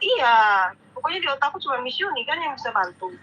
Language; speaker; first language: Indonesian; native; Indonesian